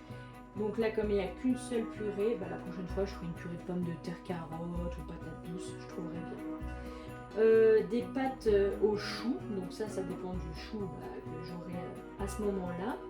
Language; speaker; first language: French; native; French